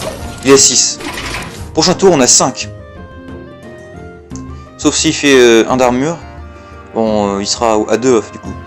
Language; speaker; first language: French; native; French